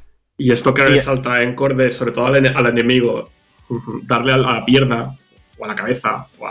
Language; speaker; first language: Spanish; native; Spanish